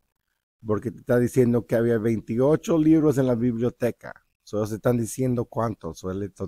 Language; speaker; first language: Spanish; early bilingual, heritage; Spanish